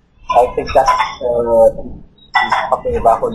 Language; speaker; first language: English; non-native, learner; Vietnamese